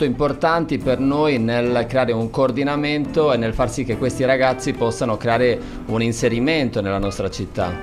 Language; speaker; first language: Italian; native; Italian